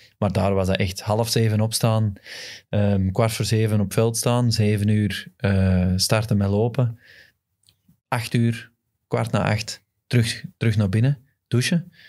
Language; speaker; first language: Dutch; native; Dutch